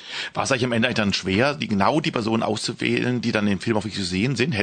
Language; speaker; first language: German; native; German